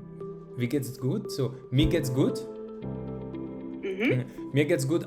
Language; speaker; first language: German; non-native, learner; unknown